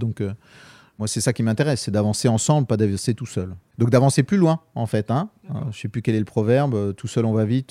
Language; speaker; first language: French; native; French